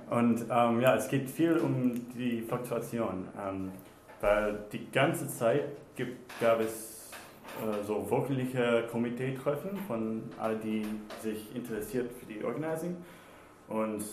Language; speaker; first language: German; non-native, fluent; English